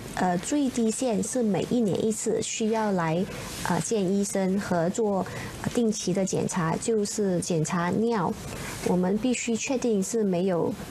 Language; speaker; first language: Chinese; native; Chinese